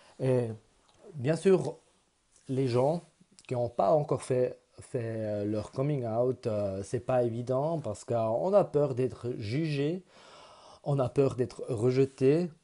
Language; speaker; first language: French; non-native, local second language; German